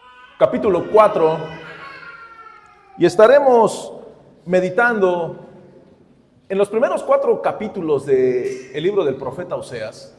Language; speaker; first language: Spanish; native; Spanish